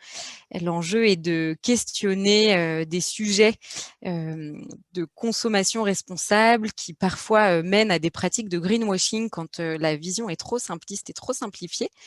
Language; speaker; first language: French; native; French